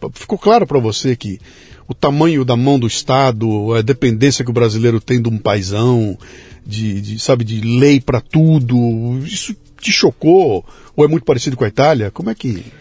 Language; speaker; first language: Portuguese; native; Portuguese